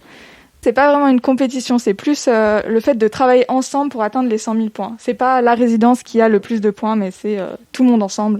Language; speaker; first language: French; native; French